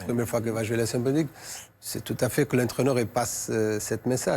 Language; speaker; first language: French; non-native, fluent; Portuguese